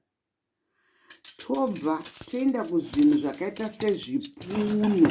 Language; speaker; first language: Shona; native; Shona